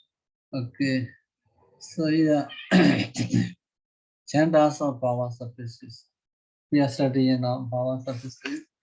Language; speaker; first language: English; non-native, fluent; Burmese